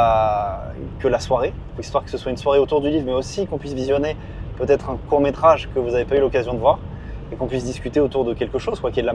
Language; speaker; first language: French; native; French